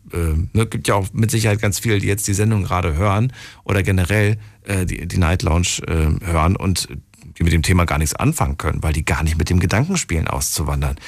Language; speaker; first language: German; native; German